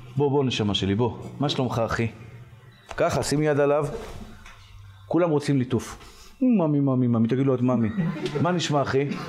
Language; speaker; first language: Hebrew; native; Hebrew